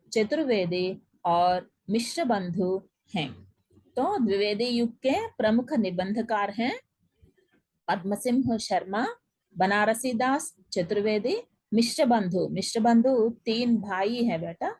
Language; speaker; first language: Hindi; non-native, local second language; Telugu